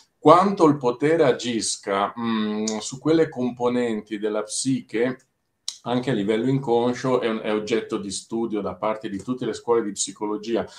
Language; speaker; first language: Italian; native; Italian